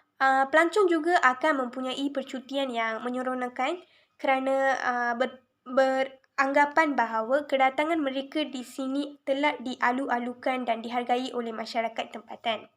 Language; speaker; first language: Malay; non-native, local second language; Tamil